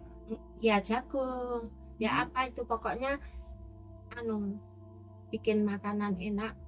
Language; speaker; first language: Indonesian; non-native, local second language; Javanese